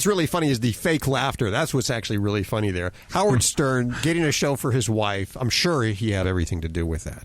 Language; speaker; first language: English; native; English